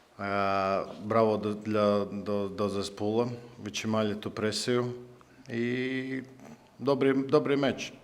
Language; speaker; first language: Polish; non-native, learner; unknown